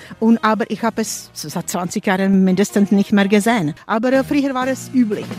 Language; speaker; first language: German; non-native, fluent; Czech